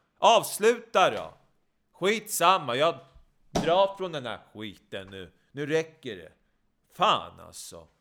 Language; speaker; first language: Swedish; native; Swedish